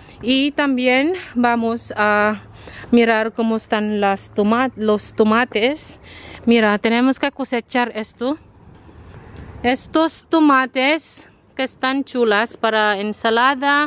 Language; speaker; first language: Spanish; non-native, learner; Filipino